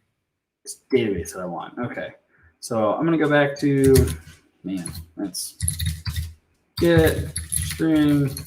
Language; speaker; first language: English; native; English